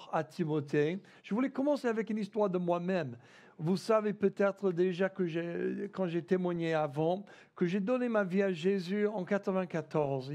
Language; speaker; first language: French; non-native, fluent; English